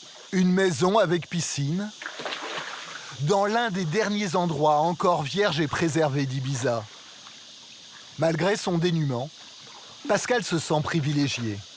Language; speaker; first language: French; native; French